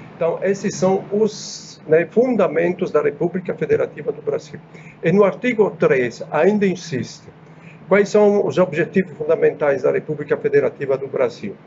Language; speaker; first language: Portuguese; non-native, fluent; Italian